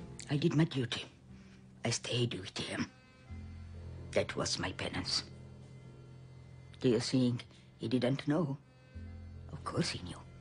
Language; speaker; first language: English; non-native, fluent; Italian